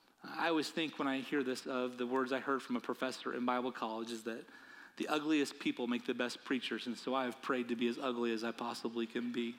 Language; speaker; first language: English; native; English